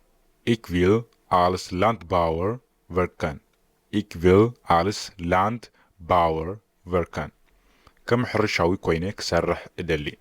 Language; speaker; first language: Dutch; non-native, learner; Tigrinya